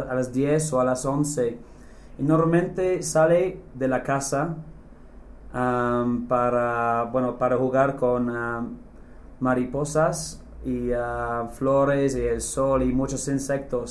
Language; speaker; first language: Spanish; non-native, fluent; English